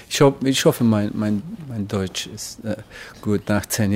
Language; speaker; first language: German; non-native, fluent; Croatian